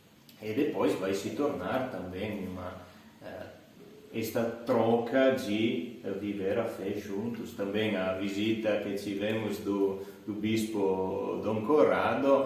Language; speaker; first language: Portuguese; non-native, fluent; Italian